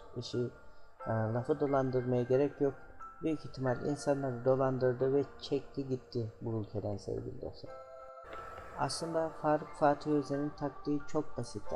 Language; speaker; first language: Turkish; native; Turkish